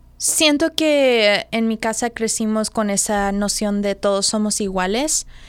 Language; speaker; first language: Spanish; early bilingual, heritage; Spanish